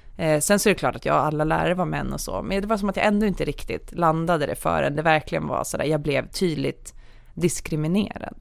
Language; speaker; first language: Swedish; native; Swedish